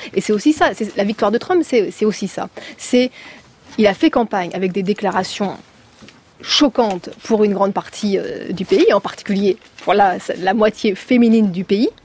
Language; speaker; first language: French; native; French